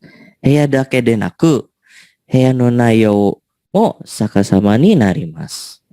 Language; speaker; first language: Japanese; non-native, learner; Indonesian